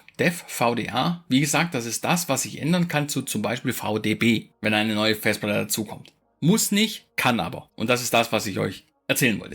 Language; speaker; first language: German; native; German